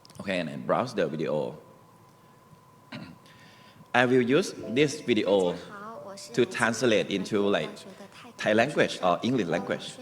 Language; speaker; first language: English; non-native, learner; Thai